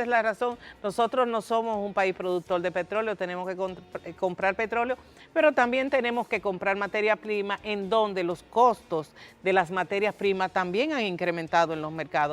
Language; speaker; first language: Spanish; native; Spanish